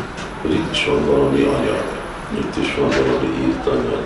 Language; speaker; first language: Hungarian; early bilingual, heritage; Hungarian